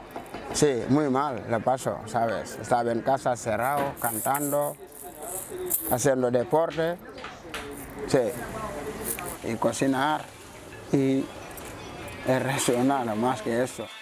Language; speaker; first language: Spanish; non-native, learner; Wolof